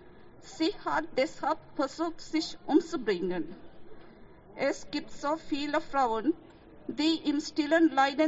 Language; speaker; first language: German; non-native, fluent; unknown